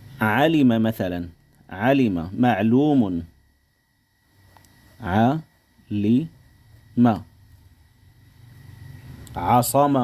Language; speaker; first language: Arabic; non-native, fluent; Indonesian